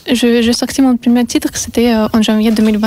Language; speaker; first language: French; non-native, learner; Russian